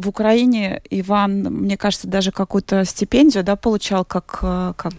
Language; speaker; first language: Russian; native; Russian